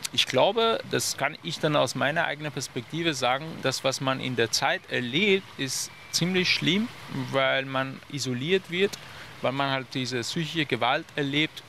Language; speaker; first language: German; non-native, fluent; Persian